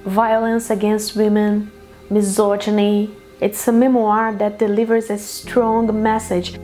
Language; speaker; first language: English; non-native, fluent; Portuguese